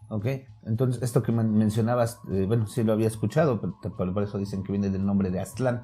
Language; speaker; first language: Spanish; native; Spanish